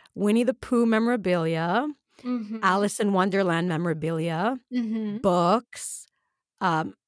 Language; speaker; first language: English; early bilingual, other home language; Arabic